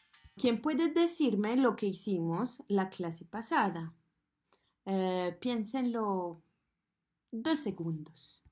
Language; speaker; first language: Spanish; non-native, fluent; French